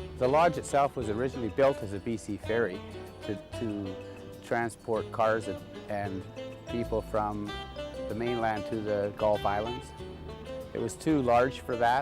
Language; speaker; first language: English; native; English